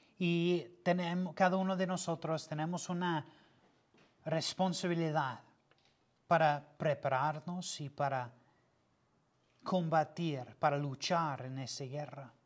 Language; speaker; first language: Spanish; non-native, fluent; English